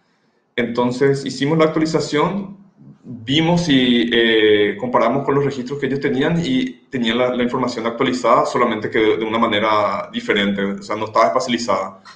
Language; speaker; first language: Spanish; native; Spanish